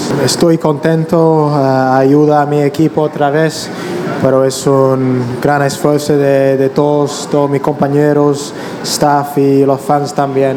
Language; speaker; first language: Spanish; non-native, fluent; English